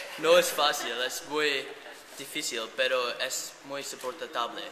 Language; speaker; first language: Spanish; non-native, learner; English